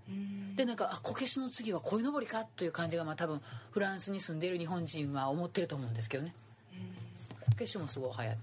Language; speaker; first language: Japanese; native; Japanese